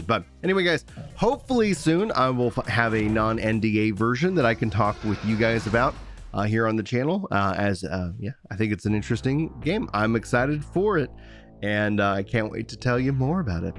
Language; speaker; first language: English; native; English